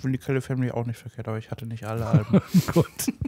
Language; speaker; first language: German; native; German